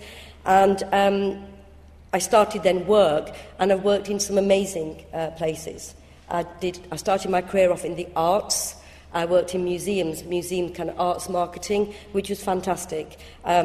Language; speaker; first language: English; early bilingual, other home language; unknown